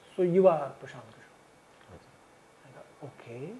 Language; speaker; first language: Hindi; native; Hindi